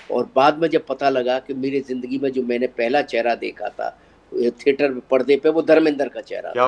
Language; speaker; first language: Hindi; native; Hindi